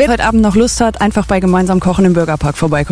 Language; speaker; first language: German; native; German